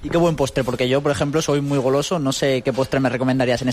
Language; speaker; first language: Spanish; native; Spanish